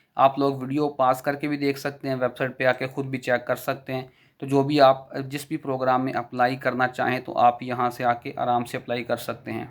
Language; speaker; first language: Urdu; non-native, local second language; Punjabi